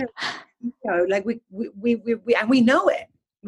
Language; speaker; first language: English; native; English